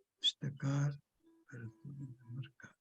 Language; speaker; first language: Portuguese; native; Portuguese